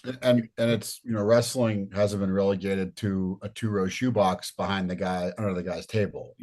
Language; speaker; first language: English; native; English